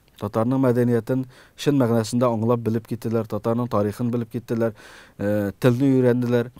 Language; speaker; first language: Tatar; early bilingual, heritage; Tatar